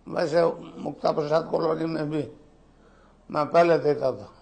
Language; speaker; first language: Hindi; native; Hindi